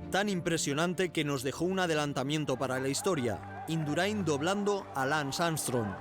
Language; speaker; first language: Spanish; native; Spanish